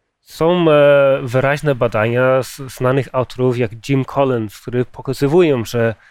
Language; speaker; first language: Polish; early bilingual, heritage; Polish